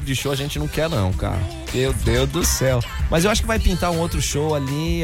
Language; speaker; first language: Portuguese; native; Portuguese